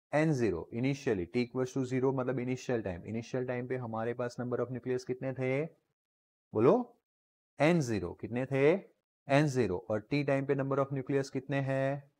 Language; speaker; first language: Hindi; non-native, local second language; Gujarati